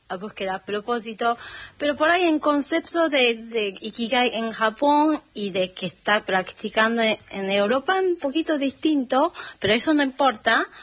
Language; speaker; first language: Spanish; non-native, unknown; Japanese